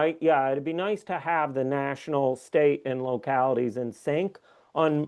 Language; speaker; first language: English; native; English